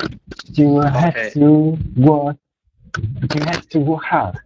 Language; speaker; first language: English; non-native, learner; Vietnamese